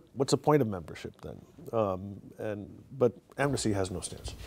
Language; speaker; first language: English; native; English